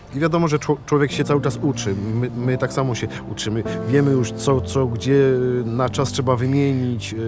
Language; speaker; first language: Polish; native; Polish